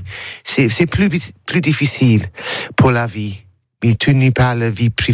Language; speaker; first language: French; non-native, learner; English